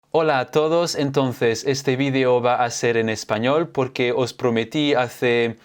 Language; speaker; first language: Spanish; non-native, fluent; French